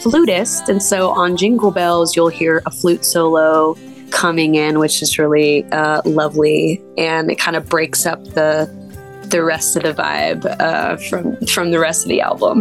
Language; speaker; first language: English; native; English